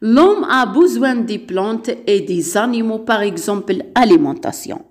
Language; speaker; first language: French; non-native, local second language; Arabic